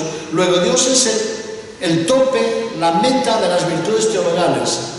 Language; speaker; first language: Spanish; native; Spanish